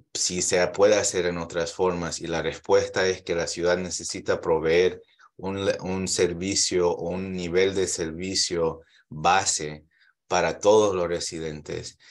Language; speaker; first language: Spanish; early bilingual, heritage; Spanish